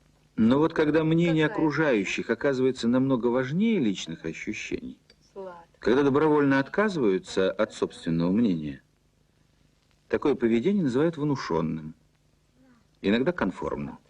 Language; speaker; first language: Russian; native; Russian